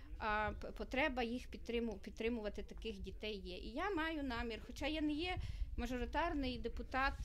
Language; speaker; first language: Ukrainian; native; Ukrainian